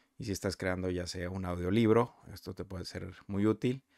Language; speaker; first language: Spanish; native; Spanish